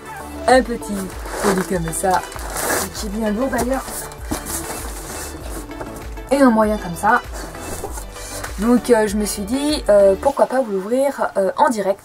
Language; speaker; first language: French; native; French